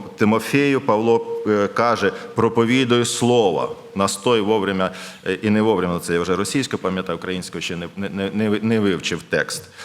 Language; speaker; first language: Ukrainian; non-native, local second language; Russian